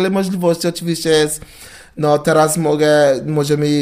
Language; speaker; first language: Polish; non-native, learner; English